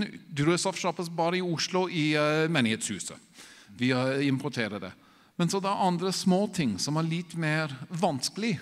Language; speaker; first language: Norwegian; non-native, fluent; English